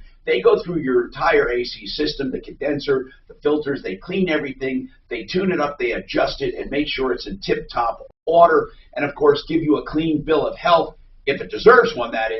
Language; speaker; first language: English; native; English